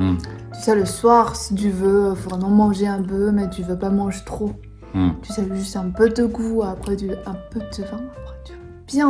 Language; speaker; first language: French; non-native, learner; Chinese